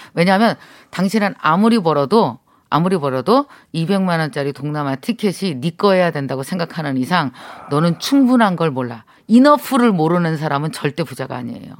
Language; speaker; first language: Korean; native; Korean